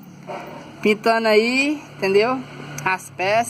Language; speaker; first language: Portuguese; native; Portuguese